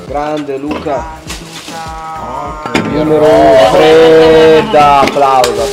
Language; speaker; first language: Italian; native; Italian